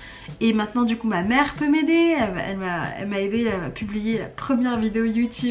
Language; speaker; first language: French; native; French